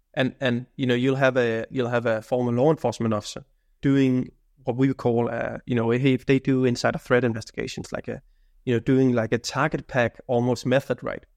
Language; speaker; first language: English; non-native, fluent; Danish